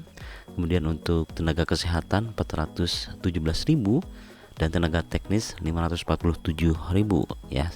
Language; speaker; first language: Indonesian; native; Indonesian